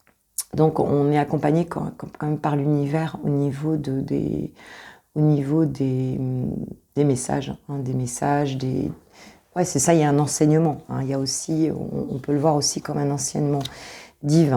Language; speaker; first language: French; native; French